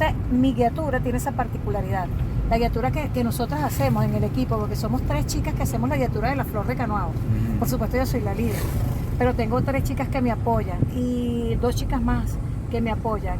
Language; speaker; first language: Spanish; native; Spanish